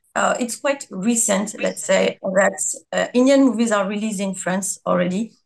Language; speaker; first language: English; non-native, fluent; French